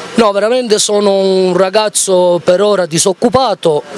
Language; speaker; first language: Italian; native; Italian